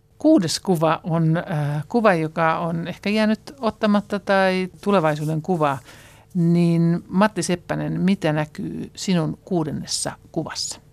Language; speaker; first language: Finnish; native; Finnish